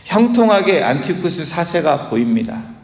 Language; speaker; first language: Korean; native; Korean